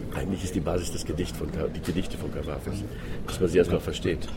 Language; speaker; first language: German; non-native, fluent; Greek